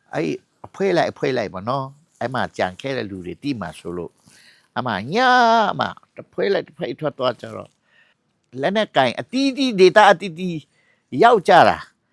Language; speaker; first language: Burmese; non-native, local second language; Hakha Chin